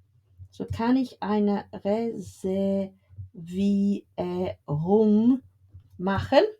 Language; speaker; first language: German; non-native, fluent; English